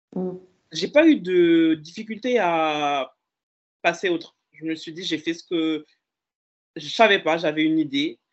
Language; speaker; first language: French; native; French